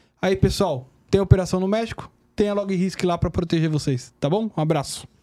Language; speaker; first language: Portuguese; native; Portuguese